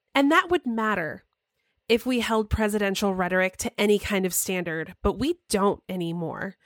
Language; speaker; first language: English; native; English